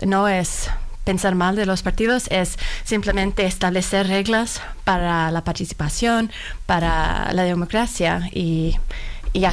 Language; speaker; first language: Spanish; non-native, fluent; Finnish